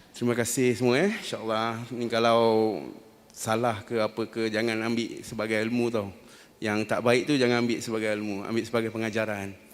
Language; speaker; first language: Malay; native; Malay